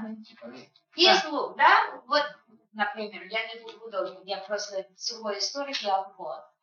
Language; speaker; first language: Russian; non-native, fluent; English